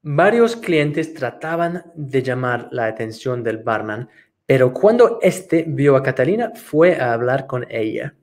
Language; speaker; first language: Spanish; non-native, fluent; English